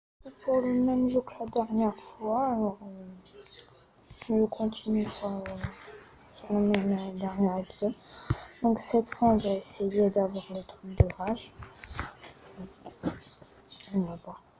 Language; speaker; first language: French; native; French